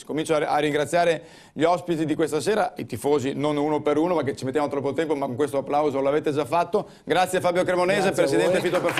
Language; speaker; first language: Italian; native; Italian